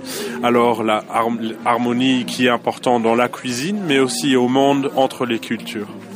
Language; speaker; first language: French; non-native, fluent; German